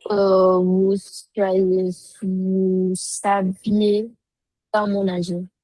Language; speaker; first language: French; non-native, fluent; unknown